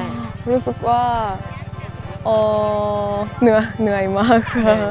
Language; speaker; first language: Thai; non-native, learner; Japanese